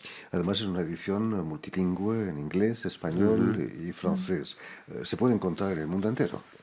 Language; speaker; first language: Spanish; native; Spanish